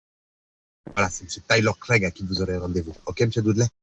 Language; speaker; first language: French; native; French